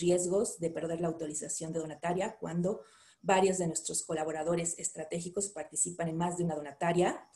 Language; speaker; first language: Spanish; native; Spanish